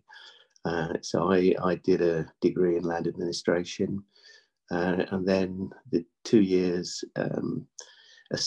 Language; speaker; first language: English; native; English